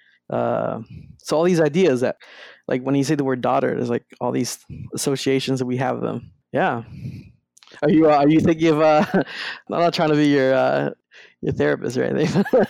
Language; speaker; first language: English; non-native, local second language; Spanish